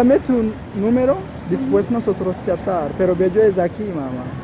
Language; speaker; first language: Spanish; non-native, learner; English